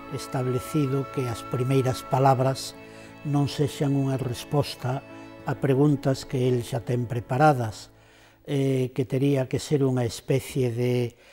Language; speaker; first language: Galician; non-native, local second language; Spanish